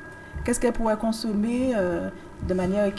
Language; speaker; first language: French; native; French